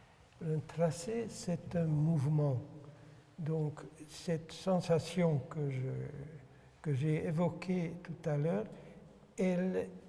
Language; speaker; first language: French; non-native, fluent; Hungarian